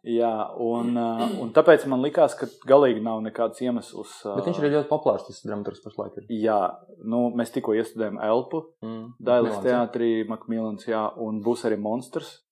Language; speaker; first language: Latvian; non-native, local second language; Russian